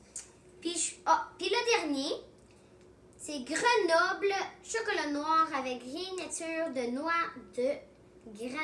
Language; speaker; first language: French; non-native, local second language; English